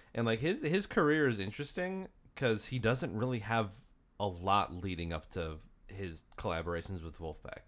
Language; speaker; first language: English; native; English